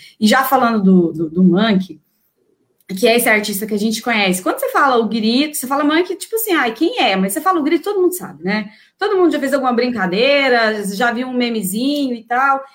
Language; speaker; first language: Portuguese; native; Portuguese